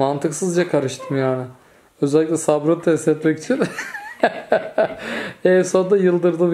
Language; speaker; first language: Turkish; native; Turkish